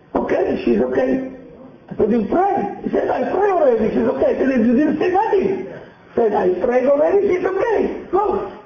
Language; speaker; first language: English; non-native, learner; Hebrew